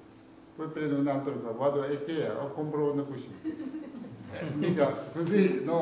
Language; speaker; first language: Italian; non-native, learner; Tibetan